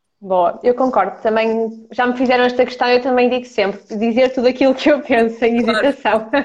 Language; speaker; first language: Portuguese; early bilingual, other home language; Ukrainian